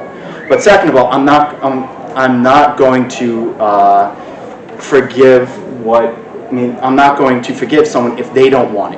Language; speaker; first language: English; native; English